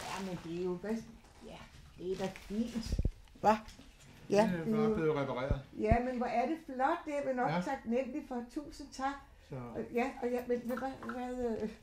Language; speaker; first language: Danish; native; Danish